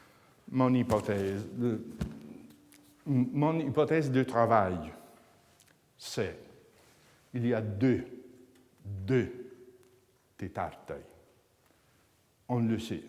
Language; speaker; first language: French; non-native, fluent; Italian